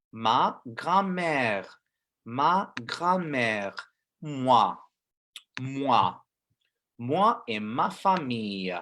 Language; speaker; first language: French; non-native, fluent; English